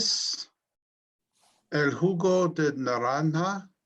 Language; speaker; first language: Spanish; non-native, learner; English